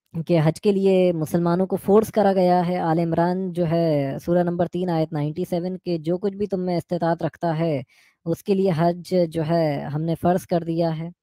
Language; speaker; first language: Hindi; native; Hindi